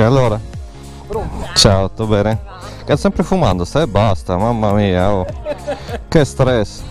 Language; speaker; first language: Italian; native; Italian